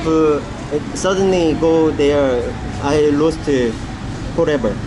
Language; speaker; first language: English; non-native, learner; Korean